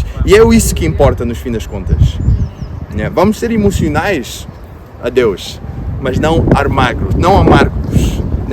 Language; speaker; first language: Portuguese; non-native, fluent; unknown